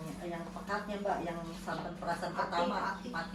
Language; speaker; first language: Indonesian; native; Indonesian